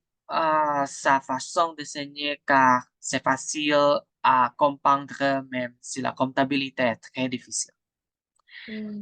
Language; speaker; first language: French; non-native, learner; Indonesian